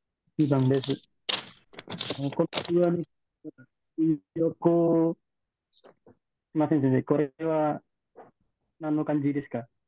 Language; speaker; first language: Japanese; non-native, learner; Indonesian